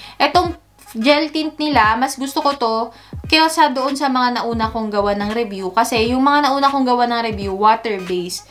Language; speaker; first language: Filipino; native; Filipino